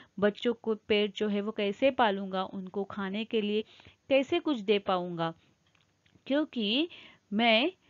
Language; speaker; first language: Hindi; non-native, local second language; Marathi